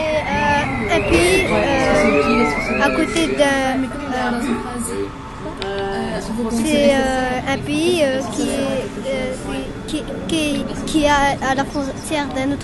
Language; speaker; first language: French; non-native, learner; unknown